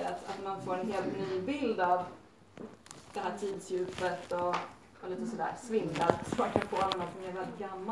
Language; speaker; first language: Swedish; native; Swedish